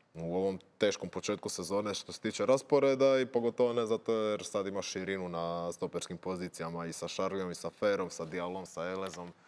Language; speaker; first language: Croatian; native; Croatian